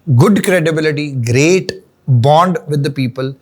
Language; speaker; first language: English; non-native, local second language; Punjabi